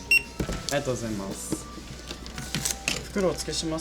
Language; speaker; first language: Japanese; native; Japanese